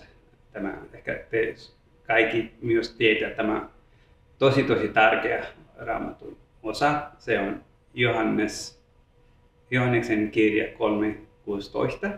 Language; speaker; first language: Finnish; non-native, learner; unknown